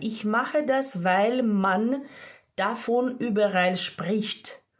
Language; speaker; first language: German; non-native, fluent; Ukrainian